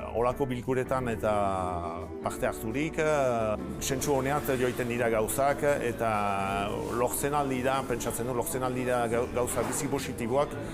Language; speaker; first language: Basque; native; Basque